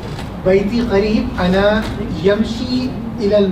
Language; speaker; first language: Arabic; non-native, learner; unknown